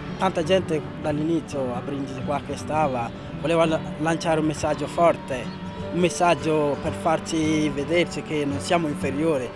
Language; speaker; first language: Italian; early bilingual, other home language; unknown